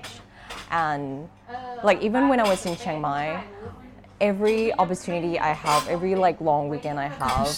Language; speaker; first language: English; non-native, fluent; Thai